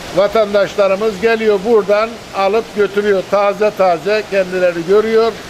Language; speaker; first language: Turkish; native; Turkish